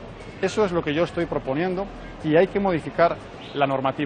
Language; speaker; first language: Spanish; native; Spanish